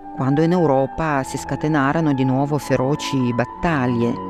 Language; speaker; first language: Italian; non-native, fluent; Russian